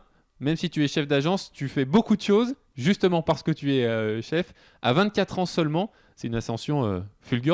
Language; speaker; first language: French; native; French